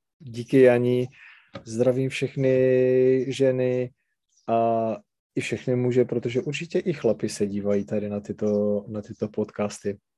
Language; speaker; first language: Czech; non-native, local second language; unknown